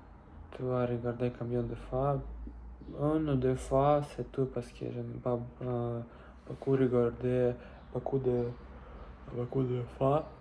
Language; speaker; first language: French; non-native, learner; Russian